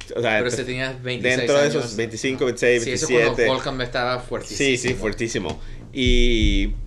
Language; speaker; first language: Spanish; native; Spanish